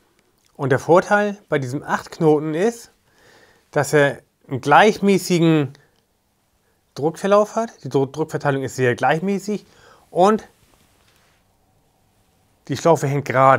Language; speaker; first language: German; native; German